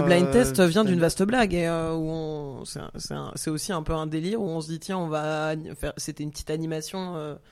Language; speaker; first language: French; native; French